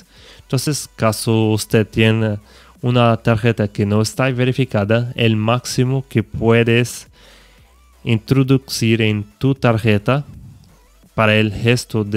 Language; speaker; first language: Spanish; non-native, fluent; Portuguese